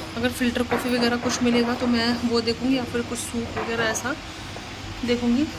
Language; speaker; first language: Hindi; native; Hindi